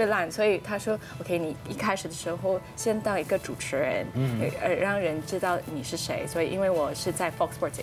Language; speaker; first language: Chinese; non-native, local second language; English